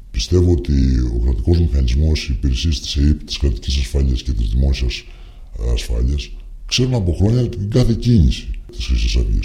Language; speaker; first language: Greek; native; Greek